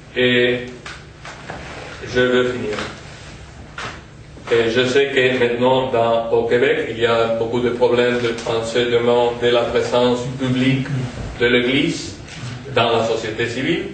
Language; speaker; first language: French; non-native, fluent; Spanish